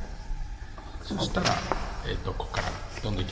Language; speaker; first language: Japanese; native; Japanese